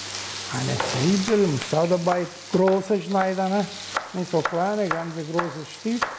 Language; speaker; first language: German; non-native, learner; Italian